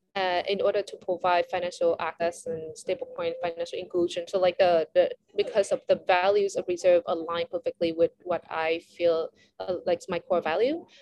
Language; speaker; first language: English; non-native, fluent; Vietnamese